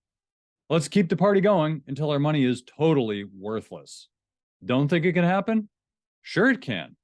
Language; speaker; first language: English; native; English